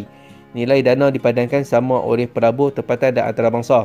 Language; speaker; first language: Malay; native; Malay